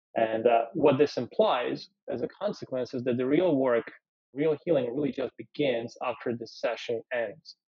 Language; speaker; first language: English; early bilingual, other home language; Ukrainian